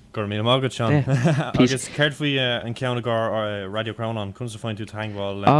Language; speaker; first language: Irish; non-native, local second language; English